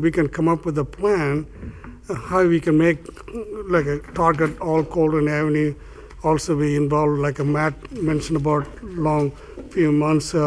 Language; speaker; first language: English; non-native, fluent; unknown